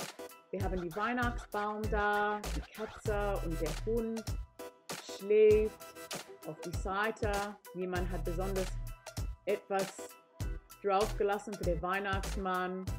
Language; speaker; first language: German; non-native, learner; English